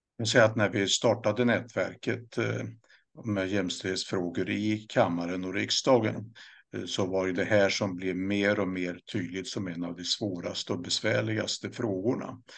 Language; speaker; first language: Swedish; native; Swedish